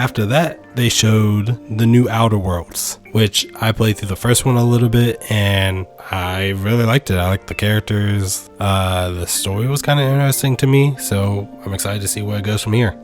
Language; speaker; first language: English; native; English